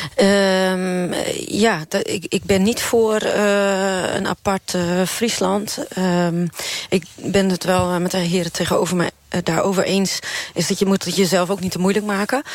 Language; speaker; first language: Dutch; non-native, local second language; Western Frisian